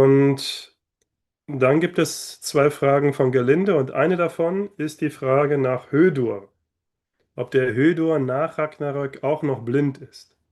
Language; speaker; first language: German; native; German